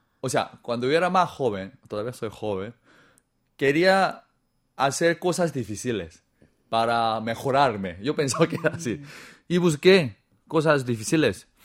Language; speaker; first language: Spanish; non-native, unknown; Korean